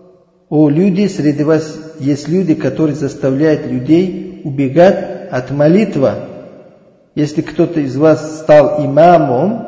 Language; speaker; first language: Russian; non-native, learner; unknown